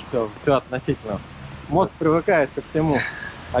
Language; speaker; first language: Russian; native; Russian